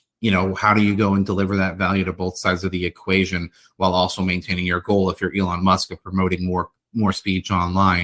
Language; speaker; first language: English; native; English